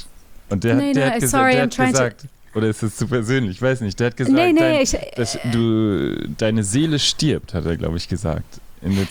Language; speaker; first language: German; native; German